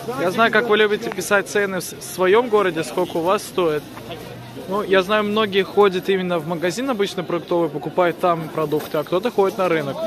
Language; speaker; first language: Russian; early bilingual, heritage; Russian